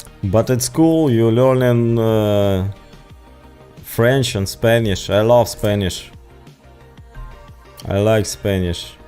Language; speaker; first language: English; non-native, learner; Ukrainian